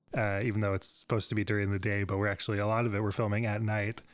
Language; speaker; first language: English; native; English